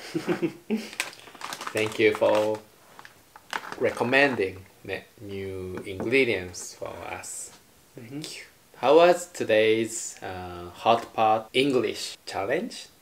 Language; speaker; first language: English; non-native, learner; Japanese